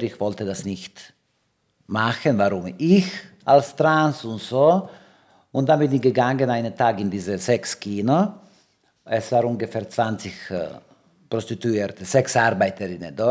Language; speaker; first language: German; non-native, learner; Serbian